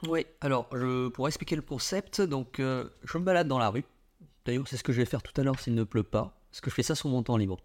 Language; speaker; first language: French; early bilingual, other home language; Vietnamese